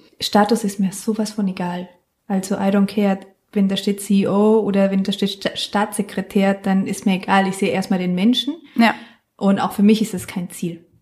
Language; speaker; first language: German; non-native, fluent; Spanish